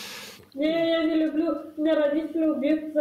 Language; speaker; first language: Russian; non-native, fluent; Lezghian